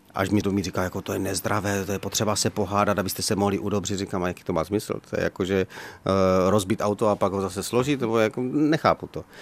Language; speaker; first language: Czech; native; Czech